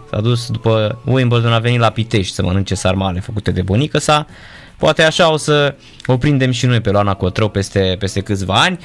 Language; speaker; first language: Romanian; native; Romanian